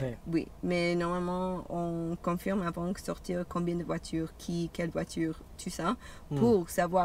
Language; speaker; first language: French; non-native, learner; English